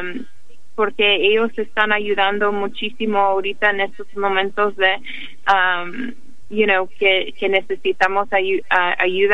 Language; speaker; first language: Spanish; early bilingual, heritage; English